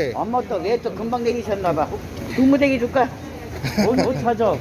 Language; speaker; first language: Korean; native; Korean